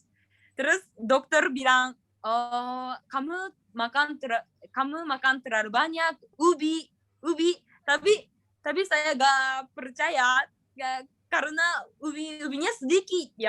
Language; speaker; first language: Indonesian; non-native, learner; Japanese